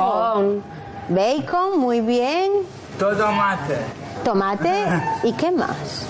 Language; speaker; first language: Spanish; native; Spanish